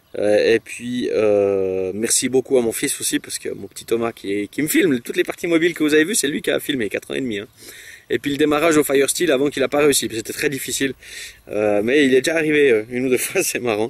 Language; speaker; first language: French; native; French